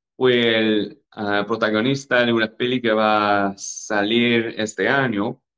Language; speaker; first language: Spanish; non-native, fluent; English